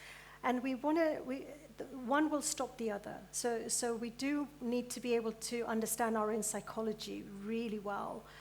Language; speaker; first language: English; early bilingual, other home language; Gujarati